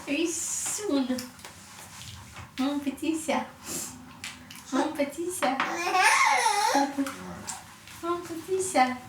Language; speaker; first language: French; non-native, learner; Armenian